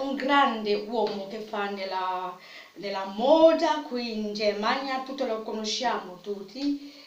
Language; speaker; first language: Italian; non-native, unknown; French